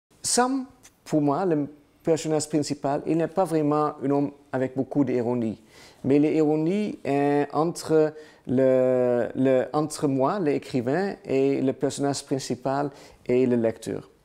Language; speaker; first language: French; non-native, learner; Dutch